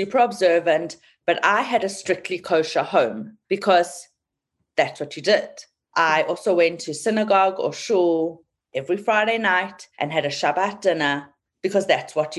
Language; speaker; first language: English; native; English